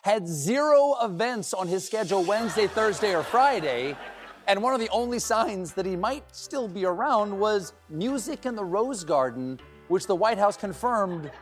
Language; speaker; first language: English; native; English